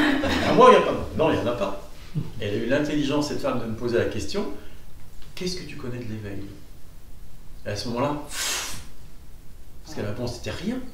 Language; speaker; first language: French; native; French